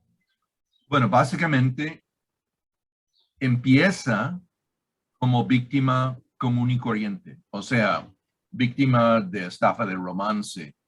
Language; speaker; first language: Spanish; non-native, fluent; English